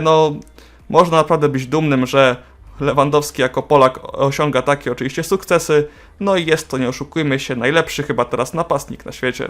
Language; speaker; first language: Polish; native; Polish